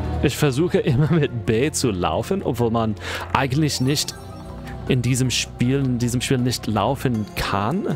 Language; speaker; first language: German; non-native, fluent; English